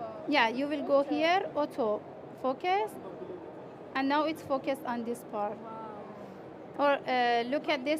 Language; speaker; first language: English; non-native, fluent; Persian